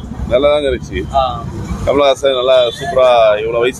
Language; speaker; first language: Tamil; native; Tamil